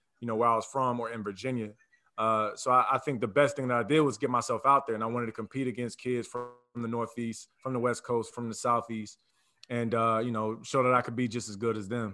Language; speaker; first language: English; native; English